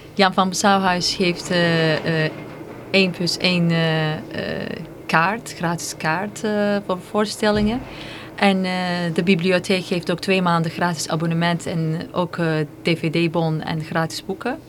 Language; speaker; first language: Dutch; non-native, fluent; Turkish